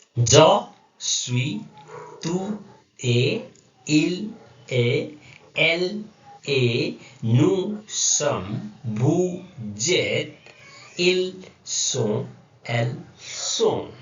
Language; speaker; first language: French; non-native, learner; Nepali